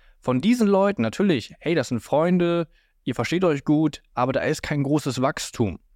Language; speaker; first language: German; native; German